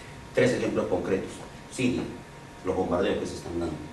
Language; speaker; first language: Spanish; native; Spanish